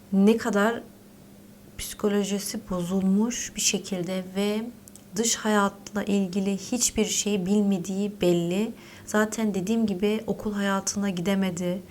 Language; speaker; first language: Turkish; early bilingual, other home language; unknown